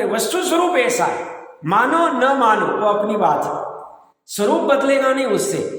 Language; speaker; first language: Hindi; native; Hindi